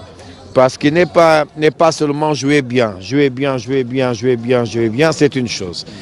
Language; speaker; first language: French; non-native, fluent; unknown